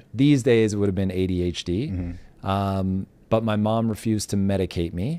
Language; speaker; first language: English; native; English